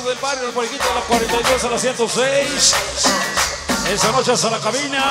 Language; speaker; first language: Spanish; native; Spanish